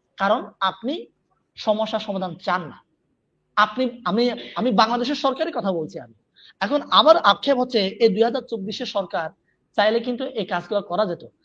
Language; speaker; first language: Bangla; non-native, local second language; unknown